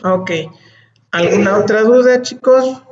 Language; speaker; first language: Spanish; native; Spanish